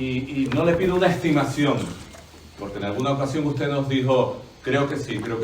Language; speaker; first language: Spanish; native; Spanish